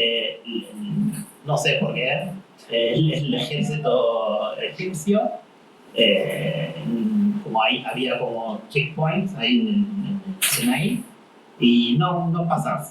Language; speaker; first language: Spanish; non-native, fluent; Arabic